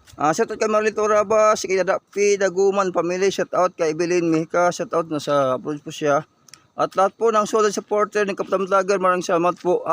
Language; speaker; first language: Filipino; non-native, local second language; Waray